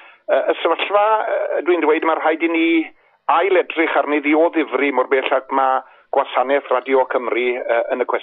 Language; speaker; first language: Welsh; native; Welsh